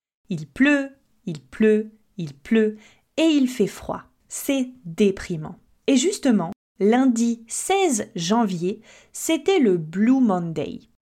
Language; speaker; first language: French; native; French